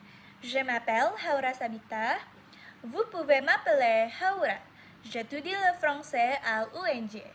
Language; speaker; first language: French; non-native, learner; Indonesian